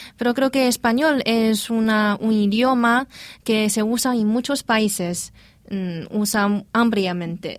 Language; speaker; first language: Spanish; non-native, fluent; Chinese